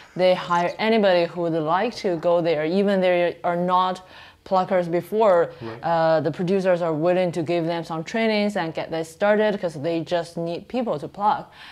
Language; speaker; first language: English; non-native, fluent; Chinese